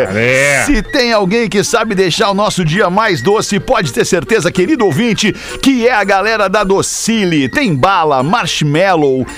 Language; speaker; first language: Portuguese; native; Portuguese